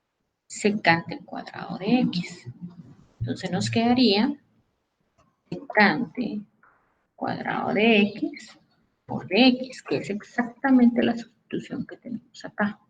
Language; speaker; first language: Spanish; native; Spanish